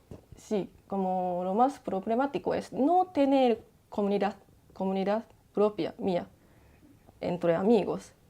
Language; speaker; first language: Spanish; non-native, learner; Japanese